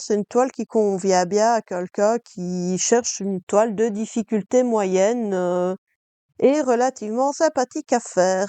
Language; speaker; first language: French; native; French